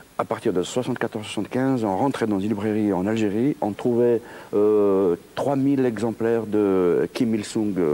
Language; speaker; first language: French; non-native, local second language; Kabyle